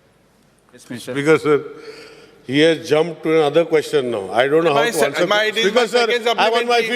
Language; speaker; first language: English; non-native, local second language; Konkani